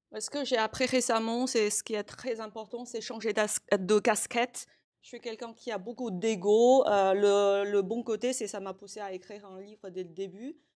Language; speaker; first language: French; non-native, fluent; Chinese